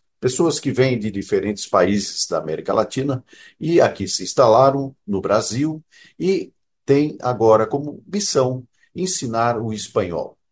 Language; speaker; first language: Portuguese; native; Portuguese